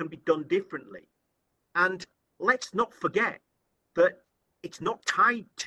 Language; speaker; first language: English; native; English